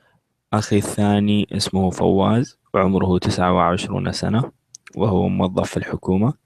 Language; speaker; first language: Arabic; non-native, learner; English